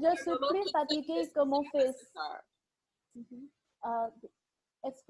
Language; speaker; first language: French; non-native, learner; Chinese